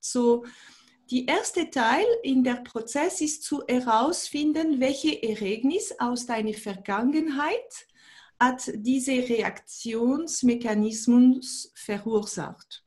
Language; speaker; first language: German; non-native, fluent; French